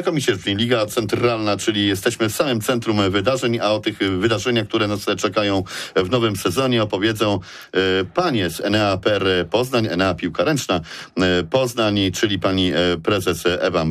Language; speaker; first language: Polish; native; Polish